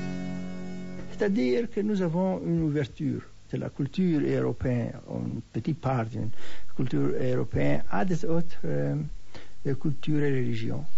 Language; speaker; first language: French; non-native, fluent; Hebrew